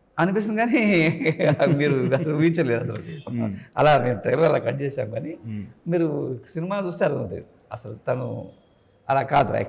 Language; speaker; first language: Telugu; native; Telugu